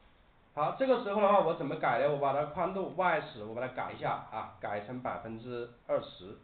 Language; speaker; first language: Chinese; native; Chinese